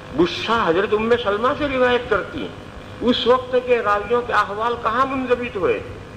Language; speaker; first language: Urdu; non-native, local second language; Gujarati